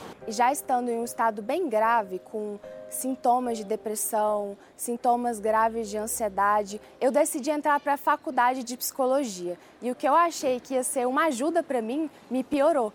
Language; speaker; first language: Portuguese; early bilingual, other home language; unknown